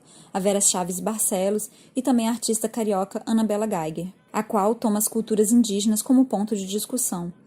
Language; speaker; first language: Portuguese; native; Portuguese